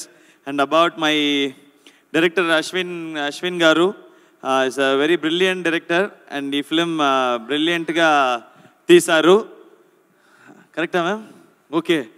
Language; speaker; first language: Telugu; non-native, learner; Tamil